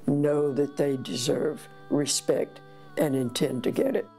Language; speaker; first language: English; native; English